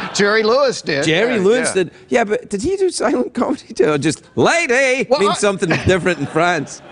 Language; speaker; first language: English; native; English